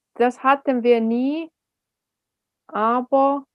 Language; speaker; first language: German; non-native, fluent; Finnish